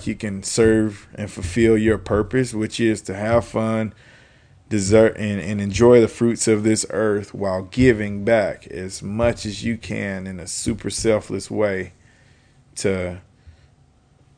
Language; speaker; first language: English; native; English